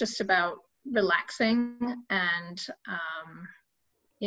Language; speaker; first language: English; native; English